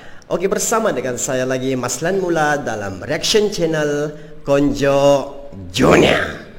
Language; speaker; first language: Malay; native; Malay